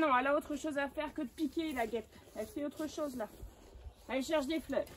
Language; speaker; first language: French; native; French